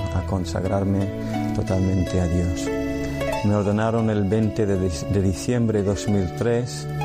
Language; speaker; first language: Spanish; non-native, fluent; English